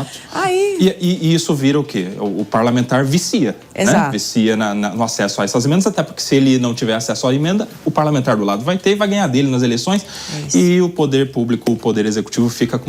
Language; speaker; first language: Portuguese; native; Portuguese